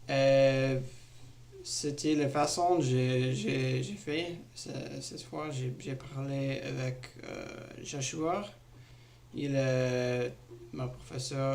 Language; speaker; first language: French; non-native, learner; English